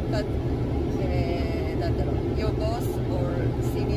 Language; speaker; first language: English; non-native, learner; Japanese